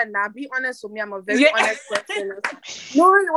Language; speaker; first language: English; non-native, fluent; French